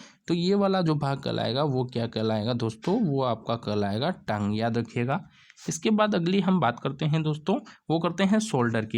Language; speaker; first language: Hindi; native; Hindi